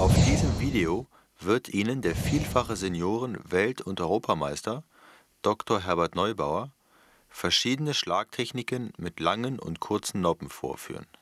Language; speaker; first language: German; native; German